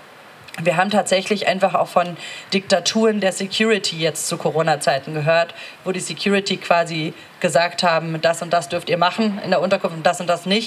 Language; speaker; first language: German; native; German